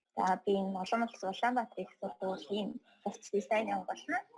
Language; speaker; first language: Mongolian; native; Mongolian